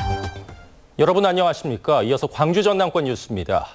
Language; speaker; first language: Korean; native; Korean